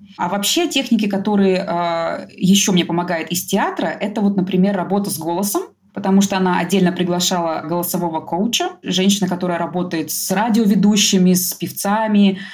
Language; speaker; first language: Russian; native; Russian